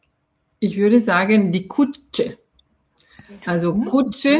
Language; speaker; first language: German; non-native, fluent; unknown